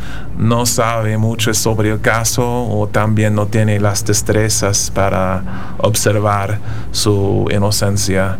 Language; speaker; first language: Spanish; non-native, fluent; English